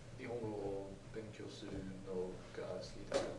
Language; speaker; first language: Japanese; non-native, learner; English